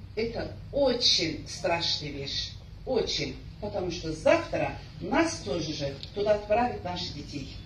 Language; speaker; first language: Russian; non-native, local second language; Azerbaijani